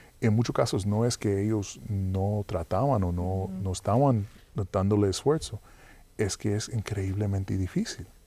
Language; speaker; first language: Spanish; early bilingual, heritage; Spanish